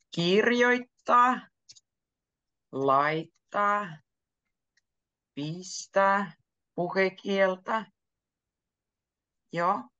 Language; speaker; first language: Finnish; native; Finnish